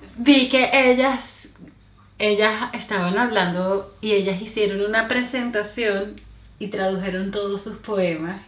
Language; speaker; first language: Spanish; native; Spanish